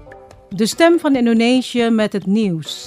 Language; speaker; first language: Dutch; non-native, fluent; Indonesian